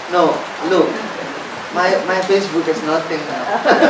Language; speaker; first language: English; non-native, fluent; Javanese